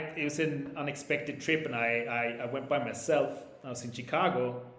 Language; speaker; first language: English; non-native, fluent; Swedish